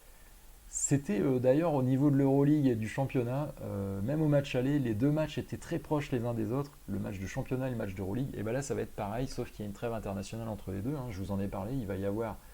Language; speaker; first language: French; native; French